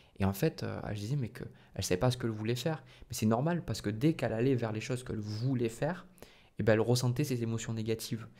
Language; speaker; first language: French; native; French